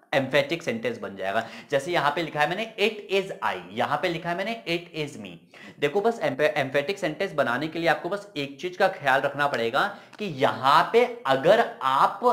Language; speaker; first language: Hindi; native; Hindi